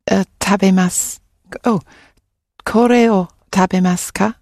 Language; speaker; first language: Japanese; non-native, learner; English